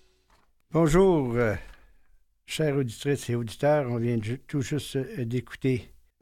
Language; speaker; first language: French; native; French